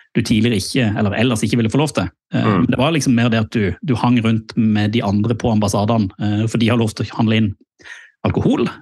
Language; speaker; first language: Norwegian; native; Norwegian